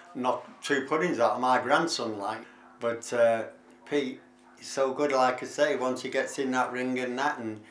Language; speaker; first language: English; native; English